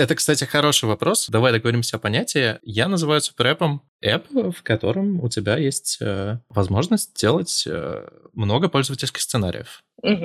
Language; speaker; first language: Russian; native; Russian